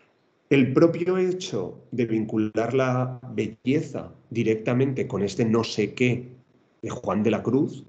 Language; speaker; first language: Spanish; native; Spanish